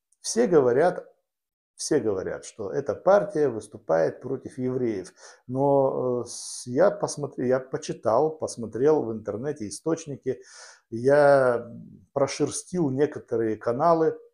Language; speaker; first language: Russian; native; Russian